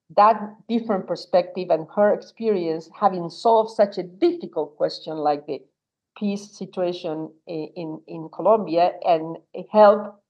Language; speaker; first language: English; non-native, fluent; Spanish